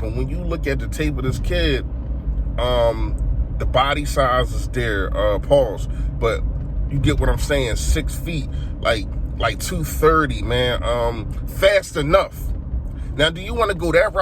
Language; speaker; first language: English; native; English